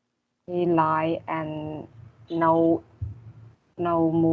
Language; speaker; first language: English; non-native, learner; Vietnamese